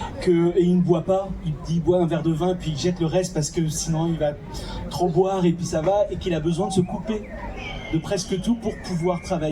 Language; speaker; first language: French; native; French